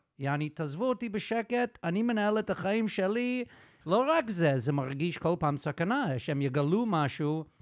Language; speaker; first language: Hebrew; native; Hebrew